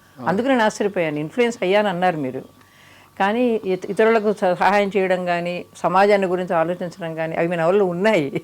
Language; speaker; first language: Telugu; native; Telugu